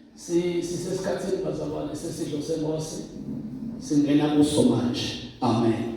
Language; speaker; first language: Zulu; non-native, local second language; Swati